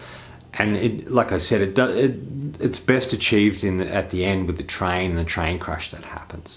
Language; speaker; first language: English; native; English